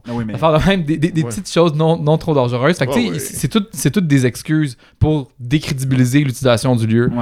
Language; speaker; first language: French; native; French